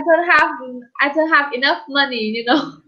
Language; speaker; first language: English; non-native, learner; Vietnamese